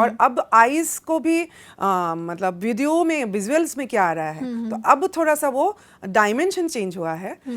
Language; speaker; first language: Hindi; non-native, local second language; Assamese